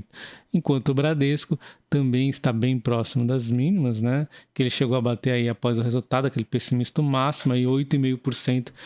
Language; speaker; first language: Portuguese; native; Portuguese